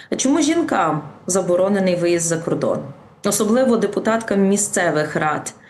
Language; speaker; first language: Ukrainian; native; Ukrainian